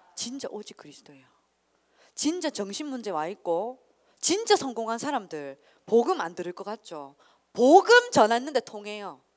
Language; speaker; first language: Korean; native; Korean